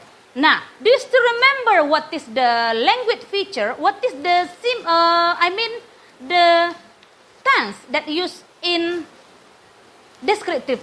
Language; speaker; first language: English; non-native, learner; Indonesian